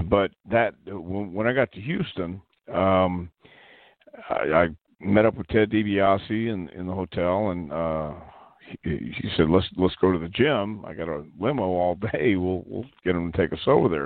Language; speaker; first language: English; native; English